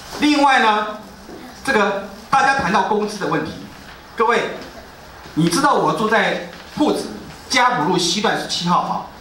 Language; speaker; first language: Chinese; native; Chinese